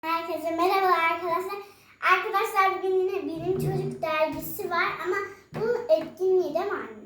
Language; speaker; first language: Turkish; native; Turkish